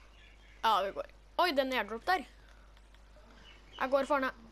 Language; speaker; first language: Norwegian; native; Norwegian